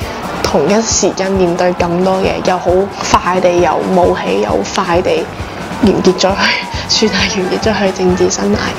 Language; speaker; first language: Cantonese; native; Cantonese